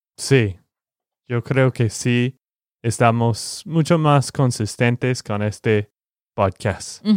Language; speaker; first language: Spanish; non-native, fluent; English